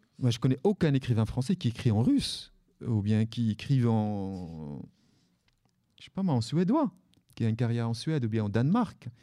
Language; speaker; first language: French; non-native, local second language; Arabic